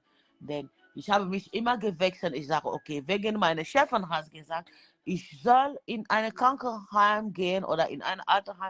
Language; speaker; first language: German; non-native, learner; French